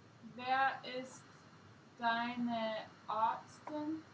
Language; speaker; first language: German; non-native, learner; English